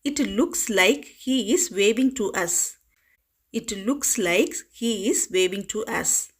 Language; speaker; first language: English; non-native, local second language; Tamil